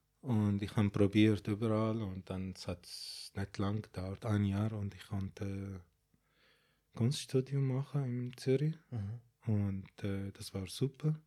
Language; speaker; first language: German; non-native, fluent; Arabic